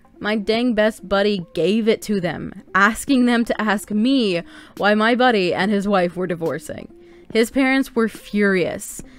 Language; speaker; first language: English; native; English